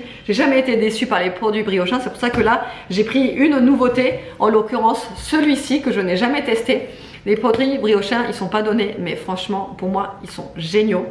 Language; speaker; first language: French; native; French